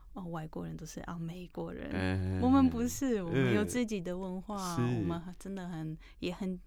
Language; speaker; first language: Chinese; non-native, fluent; Polish